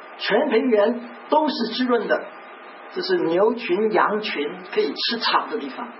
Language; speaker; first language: Chinese; native; Chinese